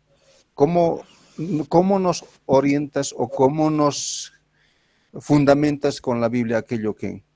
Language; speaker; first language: Spanish; native; Spanish